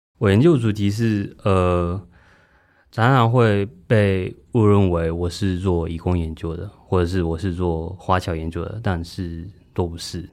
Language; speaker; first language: Chinese; non-native, fluent; Japanese